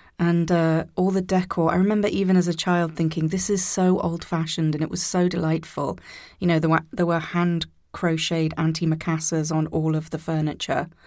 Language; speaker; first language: English; native; English